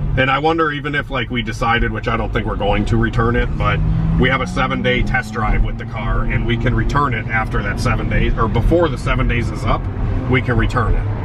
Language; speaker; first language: English; native; English